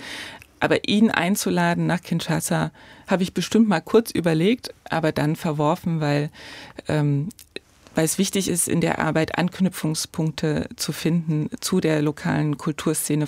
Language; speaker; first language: German; native; German